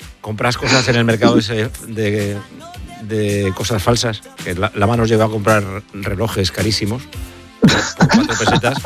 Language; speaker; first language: Spanish; native; Spanish